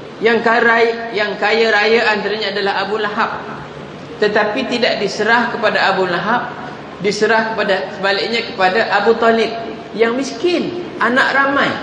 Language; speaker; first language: Malay; non-native, local second language; Javanese